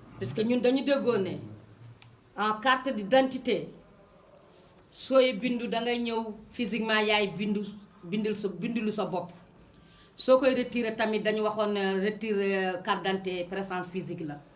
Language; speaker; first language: Wolof; non-native, local second language; Fula